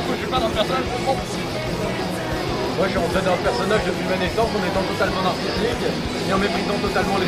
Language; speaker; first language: French; native; French